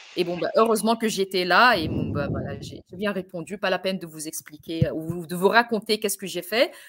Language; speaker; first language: French; non-native, fluent; Arabic